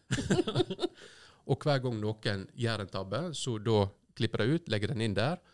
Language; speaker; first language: Norwegian; native; Norwegian